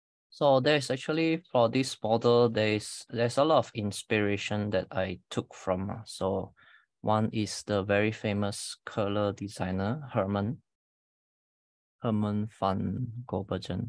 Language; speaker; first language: English; non-native, local second language; Malay